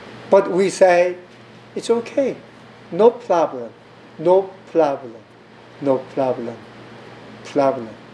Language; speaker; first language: English; non-native, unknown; Korean